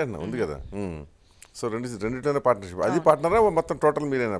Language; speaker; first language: Telugu; native; Telugu